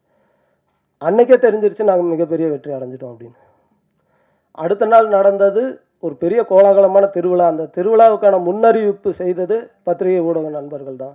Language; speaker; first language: Tamil; native; Tamil